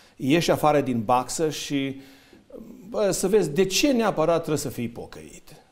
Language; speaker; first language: Romanian; native; Romanian